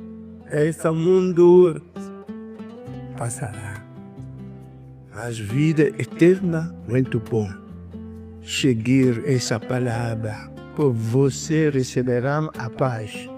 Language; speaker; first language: Portuguese; non-native, learner; Lingala